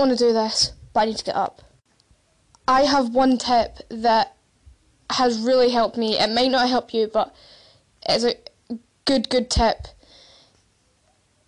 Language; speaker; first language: English; native; English